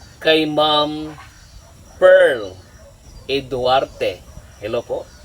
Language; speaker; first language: Filipino; non-native, local second language; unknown